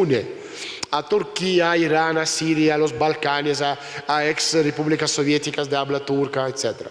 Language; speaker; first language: Spanish; non-native, fluent; Russian